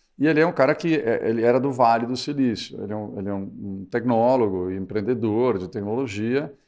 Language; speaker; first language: Portuguese; early bilingual, other home language; Spanish